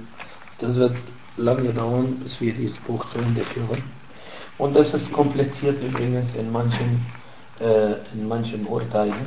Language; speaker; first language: German; non-native, fluent; Arabic